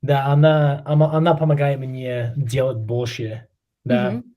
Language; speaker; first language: Russian; non-native, learner; English